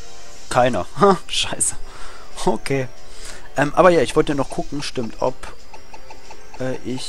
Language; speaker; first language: German; native; German